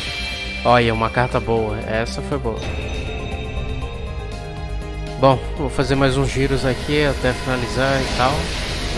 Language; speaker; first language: Portuguese; native; Portuguese